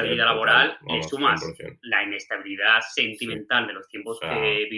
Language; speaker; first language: Spanish; native; Spanish